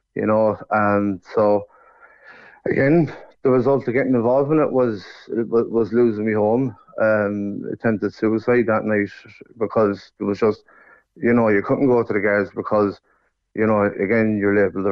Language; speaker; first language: English; native; English